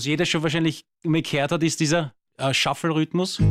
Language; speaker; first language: German; native; German